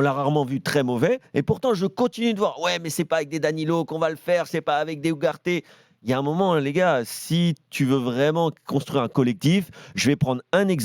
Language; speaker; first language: French; native; French